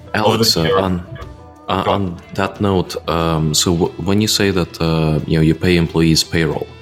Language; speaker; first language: English; non-native, fluent; Russian